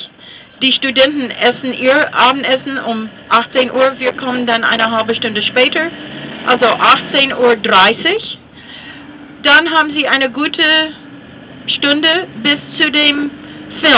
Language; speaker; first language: German; non-native, fluent; English